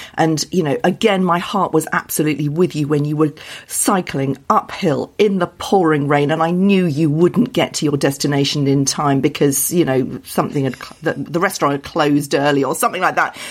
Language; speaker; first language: English; native; English